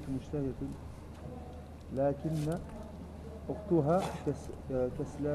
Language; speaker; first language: Arabic; non-native, learner; French